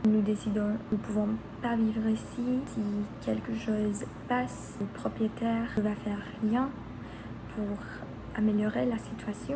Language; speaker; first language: French; non-native, learner; Spanish